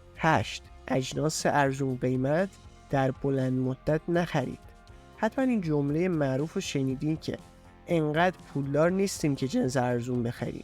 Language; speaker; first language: Persian; native; Persian